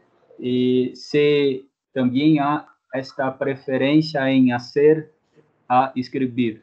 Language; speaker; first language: Spanish; non-native, fluent; Portuguese